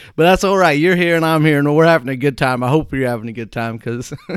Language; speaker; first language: English; native; English